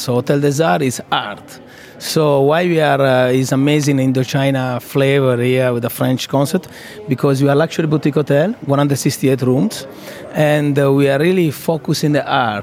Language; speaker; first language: English; non-native, fluent; Italian